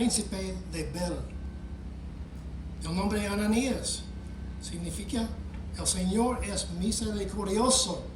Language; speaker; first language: Spanish; non-native, fluent; English